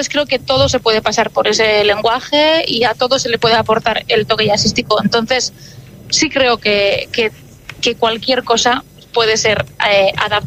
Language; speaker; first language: Spanish; non-native, local second language; Basque